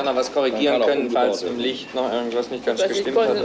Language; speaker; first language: German; native; German